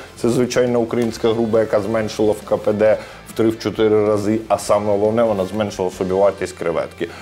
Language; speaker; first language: Ukrainian; native; Ukrainian